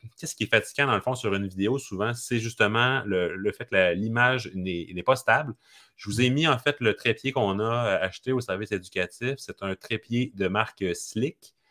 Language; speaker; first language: French; native; French